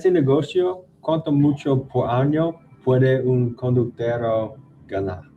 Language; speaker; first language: Spanish; non-native, learner; English